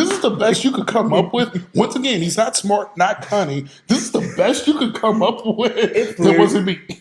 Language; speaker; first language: English; native; English